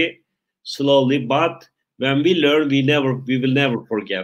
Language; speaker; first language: English; non-native, fluent; Turkish